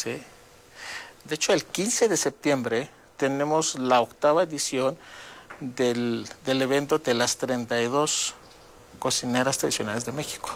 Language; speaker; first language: Spanish; non-native, fluent; Greek